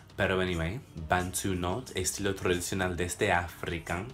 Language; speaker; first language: Spanish; non-native, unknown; English